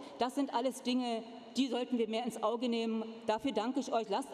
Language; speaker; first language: German; native; German